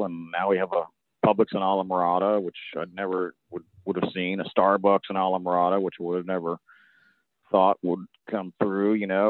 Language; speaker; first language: English; native; English